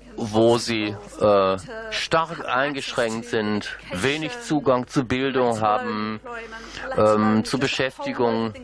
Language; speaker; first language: German; non-native, fluent; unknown